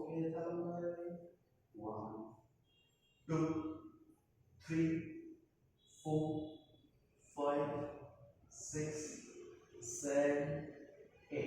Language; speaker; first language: Vietnamese; non-native, learner; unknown